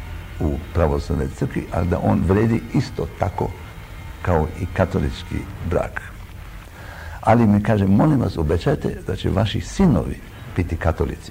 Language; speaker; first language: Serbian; early bilingual, heritage; Croatian